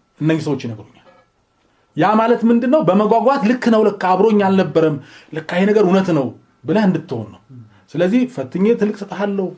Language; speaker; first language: Amharic; native; Amharic